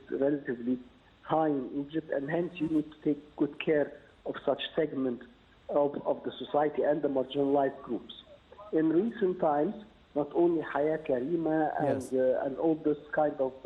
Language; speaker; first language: English; non-native, fluent; Arabic